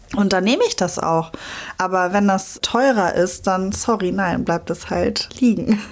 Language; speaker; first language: German; native; German